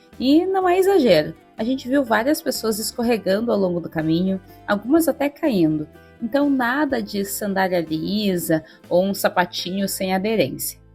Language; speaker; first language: Portuguese; native; Portuguese